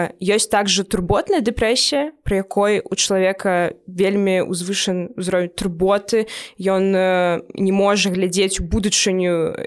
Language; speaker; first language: Belarusian; native; Belarusian